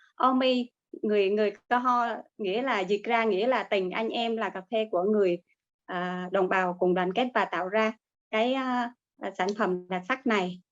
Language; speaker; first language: Vietnamese; native; Vietnamese